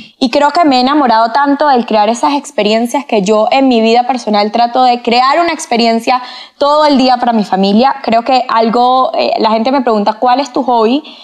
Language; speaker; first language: Spanish; native; Spanish